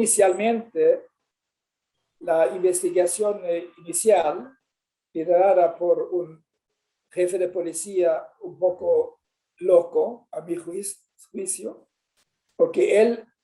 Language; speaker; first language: Spanish; non-native, fluent; Swedish